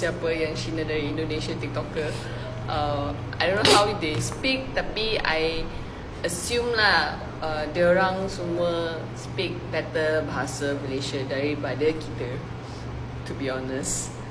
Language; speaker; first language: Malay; non-native, local second language; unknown